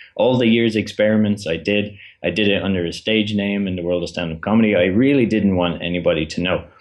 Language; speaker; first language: English; native; English